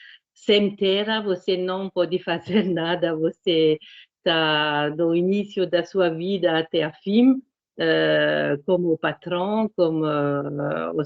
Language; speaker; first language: Portuguese; non-native, fluent; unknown